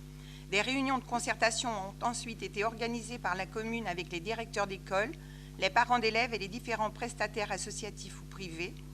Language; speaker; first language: French; native; French